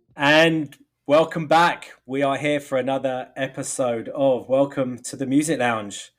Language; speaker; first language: English; native; English